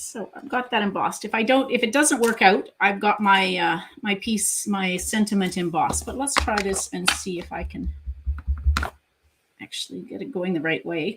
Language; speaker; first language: English; native; English